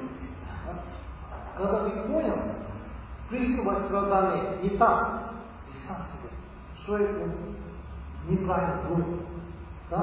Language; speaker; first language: Russian; non-native, learner; Tibetan